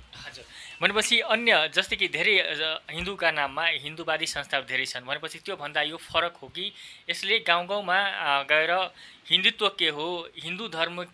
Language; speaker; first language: Nepali; non-native, local second language; Maithili